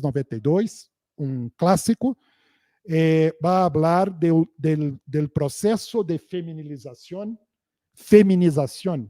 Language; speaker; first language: Spanish; non-native, fluent; Portuguese